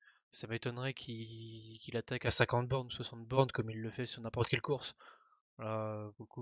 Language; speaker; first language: French; native; French